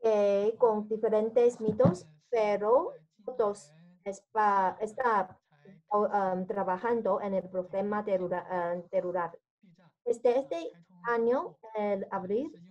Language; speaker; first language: Spanish; non-native, learner; Chinese